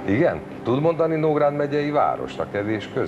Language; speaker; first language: Hungarian; native; Hungarian